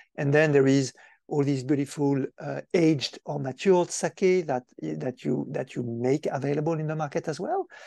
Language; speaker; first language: English; non-native, fluent; French